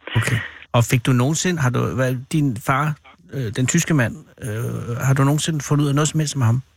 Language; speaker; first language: Danish; native; Danish